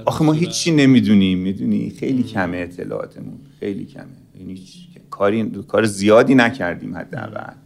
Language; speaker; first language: Persian; native; Persian